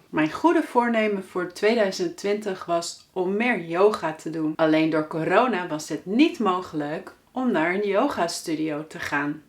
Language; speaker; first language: Dutch; native; Dutch